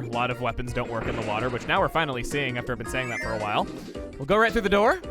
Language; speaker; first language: English; native; English